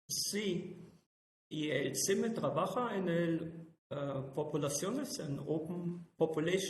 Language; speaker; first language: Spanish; non-native, fluent; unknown